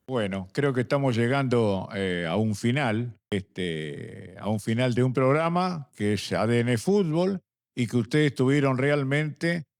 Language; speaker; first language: Spanish; native; Spanish